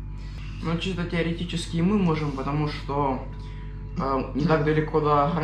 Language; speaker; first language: Russian; native; Russian